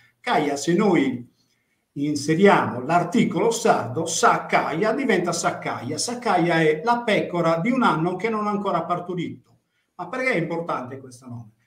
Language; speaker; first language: Italian; native; Italian